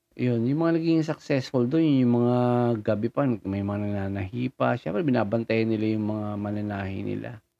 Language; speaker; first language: Filipino; native; Filipino